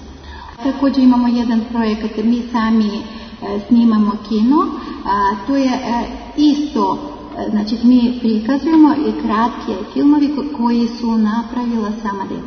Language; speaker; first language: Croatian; non-native, learner; Russian